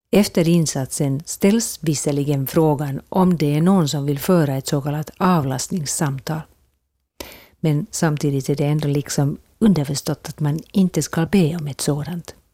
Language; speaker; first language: Swedish; native; Swedish